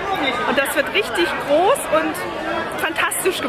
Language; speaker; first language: German; native; German